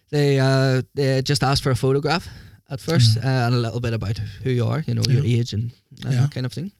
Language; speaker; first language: English; native; English